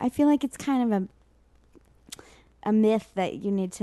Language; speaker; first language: English; native; English